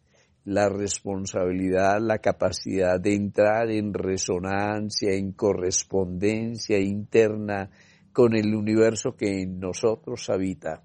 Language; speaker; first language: Spanish; native; Spanish